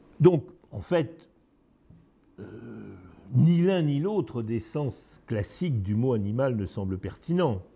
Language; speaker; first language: French; native; French